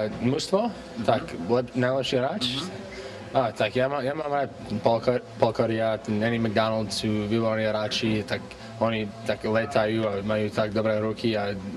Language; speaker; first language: Slovak; early bilingual, heritage; English